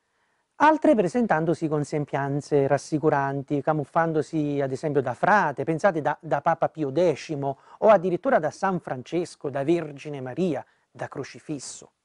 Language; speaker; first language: Italian; native; Italian